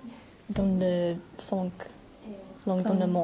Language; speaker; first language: French; non-native, learner; English